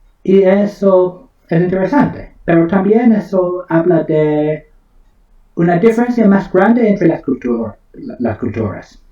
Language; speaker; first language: Spanish; non-native, fluent; English